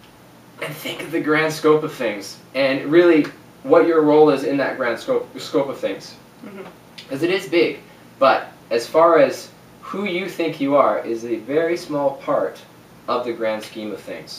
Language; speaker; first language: English; native; English